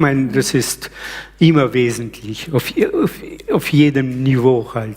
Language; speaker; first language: German; early bilingual, other home language; Slovenian